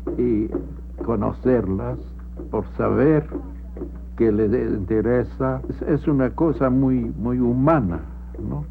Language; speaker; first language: Spanish; non-native, fluent; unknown